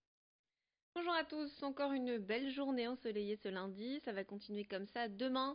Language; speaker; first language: French; native; French